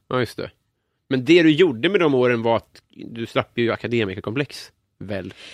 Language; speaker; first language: Swedish; native; Swedish